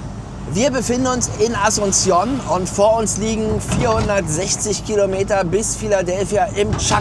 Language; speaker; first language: German; native; German